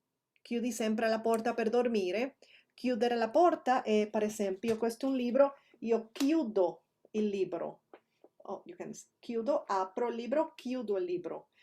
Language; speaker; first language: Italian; non-native, fluent; Spanish